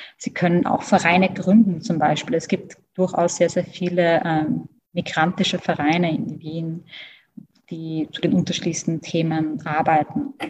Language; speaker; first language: German; native; German